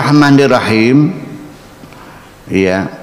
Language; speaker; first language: Indonesian; native; Indonesian